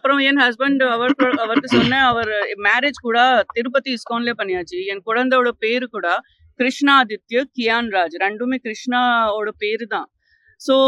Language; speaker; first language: Tamil; non-native, fluent; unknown